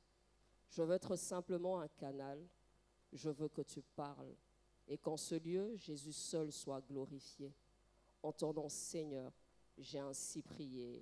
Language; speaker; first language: French; non-native, local second language; Lingala